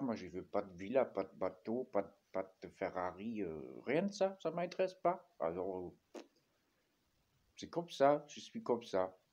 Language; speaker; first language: French; non-native, fluent; German